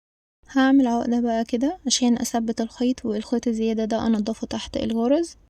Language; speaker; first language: Arabic; native; Arabic